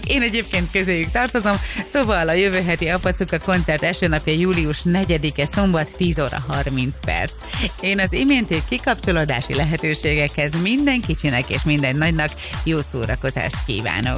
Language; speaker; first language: Hungarian; native; Hungarian